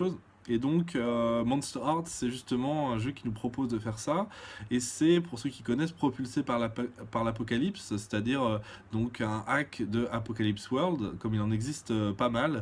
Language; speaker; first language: French; native; French